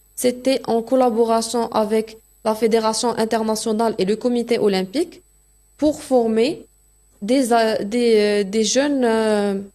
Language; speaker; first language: French; non-native, local second language; Arabic